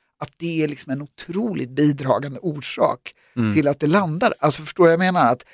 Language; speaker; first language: Swedish; native; Swedish